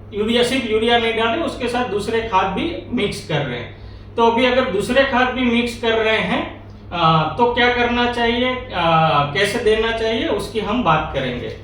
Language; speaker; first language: Hindi; non-native, local second language; Marathi